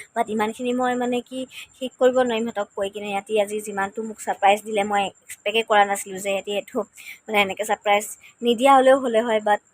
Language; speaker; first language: Assamese; native; Assamese